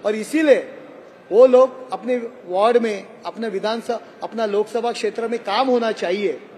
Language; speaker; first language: Hindi; non-native, local second language; Marathi